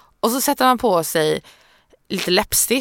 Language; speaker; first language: Swedish; native; Swedish